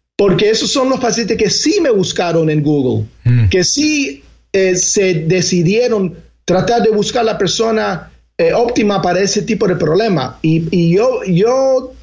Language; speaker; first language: Spanish; early bilingual, heritage; Spanish